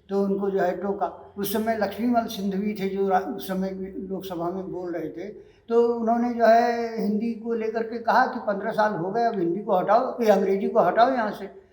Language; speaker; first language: Hindi; native; Hindi